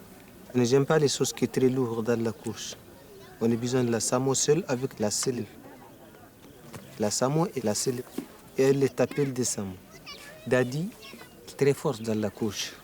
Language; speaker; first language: French; non-native, learner; Fula